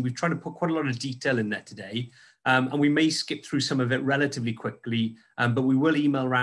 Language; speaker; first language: English; native; English